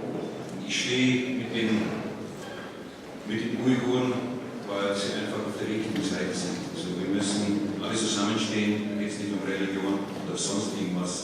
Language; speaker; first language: German; non-native, fluent; English